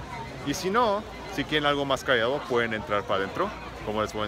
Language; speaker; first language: Spanish; early bilingual, heritage; Spanish